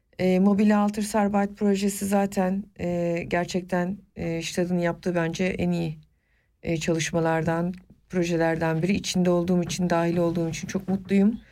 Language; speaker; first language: Turkish; non-native, local second language; Kurdish